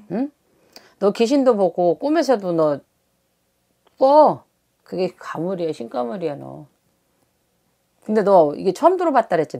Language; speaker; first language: Korean; native; Korean